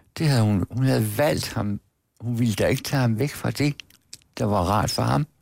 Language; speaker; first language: Danish; native; Danish